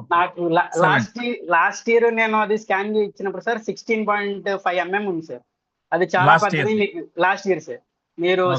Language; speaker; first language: Telugu; native; Telugu